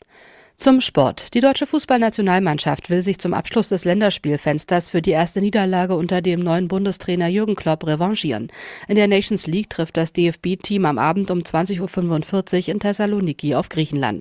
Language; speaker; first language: German; native; German